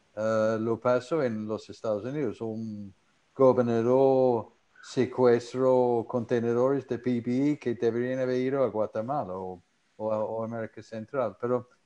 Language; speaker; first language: Spanish; non-native, fluent; English